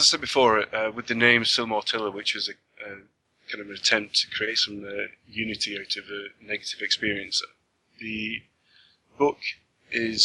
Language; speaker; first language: English; native; English